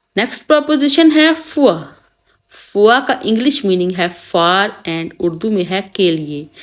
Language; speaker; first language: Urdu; native; Urdu